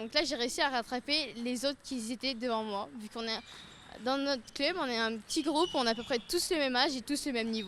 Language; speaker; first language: French; native; French